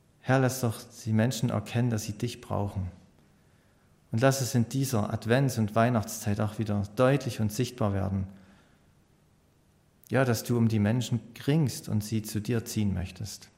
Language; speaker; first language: German; native; German